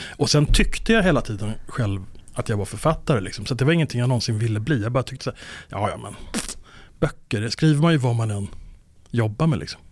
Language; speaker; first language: Swedish; native; Swedish